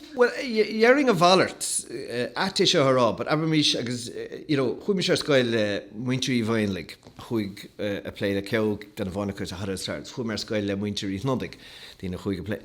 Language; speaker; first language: Irish; native; Irish